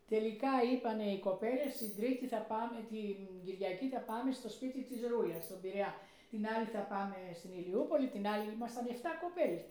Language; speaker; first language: Greek; early bilingual, heritage; Greek